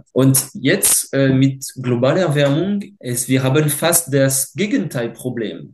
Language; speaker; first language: German; non-native, fluent; French